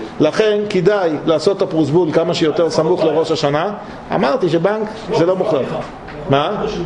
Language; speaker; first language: Hebrew; native; Hebrew